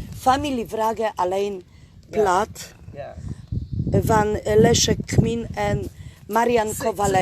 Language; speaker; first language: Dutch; non-native, learner; Polish